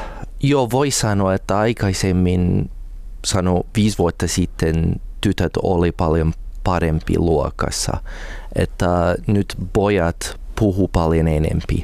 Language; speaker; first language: Finnish; non-native, learner; English